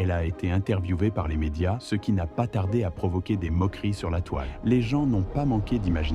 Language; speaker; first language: French; native; French